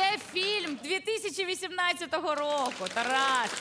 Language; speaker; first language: Ukrainian; native; Ukrainian